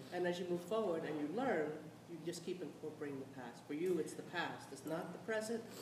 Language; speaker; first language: English; native; English